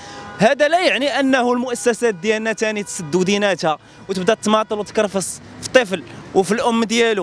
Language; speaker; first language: Arabic; native; Arabic